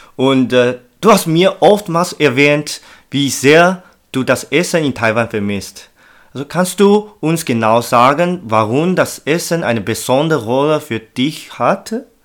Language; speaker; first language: German; non-native, learner; Chinese